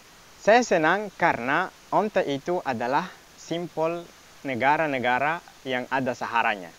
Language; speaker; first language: Indonesian; non-native, fluent; Arabic